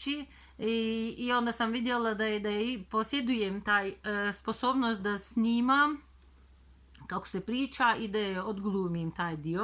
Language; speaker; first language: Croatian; non-native, fluent; Turkish